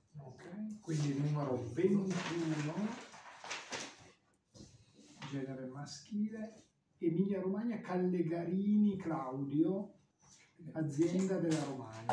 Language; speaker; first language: Italian; native; Italian